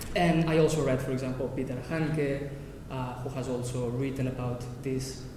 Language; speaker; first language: English; non-native, fluent; Catalan